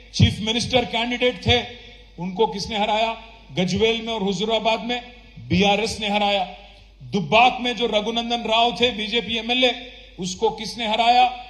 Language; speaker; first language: Hindi; non-native, local second language; Telugu